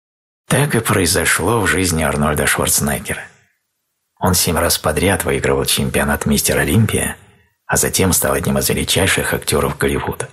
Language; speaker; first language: Russian; native; Russian